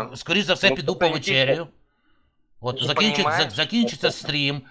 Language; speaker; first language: Ukrainian; native; Ukrainian